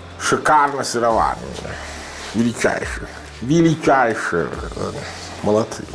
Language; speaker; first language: Ukrainian; non-native, learner; Italian